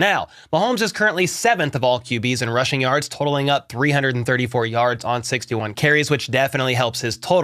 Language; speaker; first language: English; native; English